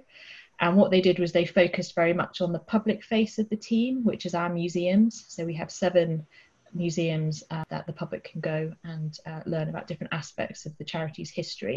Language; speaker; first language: English; native; English